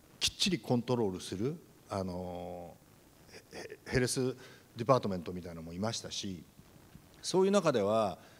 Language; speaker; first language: Japanese; native; Japanese